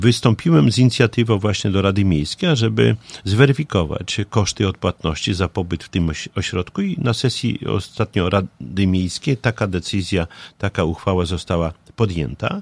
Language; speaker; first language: Polish; native; Polish